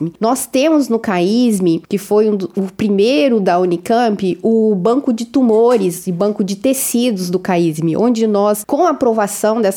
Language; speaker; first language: Portuguese; native; Portuguese